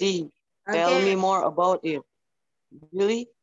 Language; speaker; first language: English; non-native, learner; Indonesian